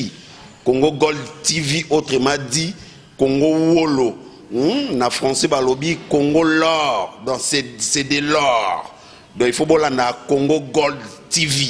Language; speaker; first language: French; non-native, local second language; Lingala